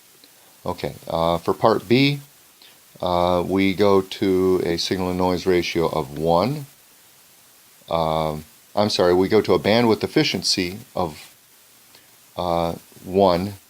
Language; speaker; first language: English; native; English